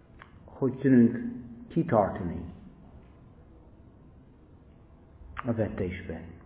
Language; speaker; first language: Hungarian; non-native, fluent; English